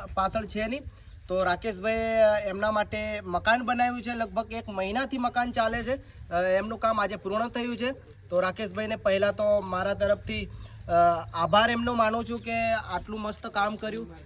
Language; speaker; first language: Gujarati; native; Gujarati